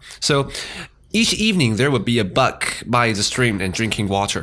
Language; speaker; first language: English; non-native, fluent; Chinese